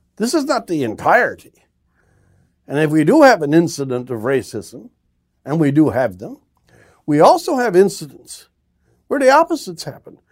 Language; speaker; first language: English; native; English